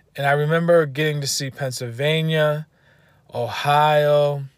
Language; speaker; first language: English; native; English